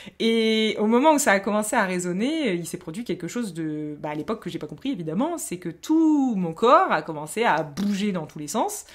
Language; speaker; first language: French; native; French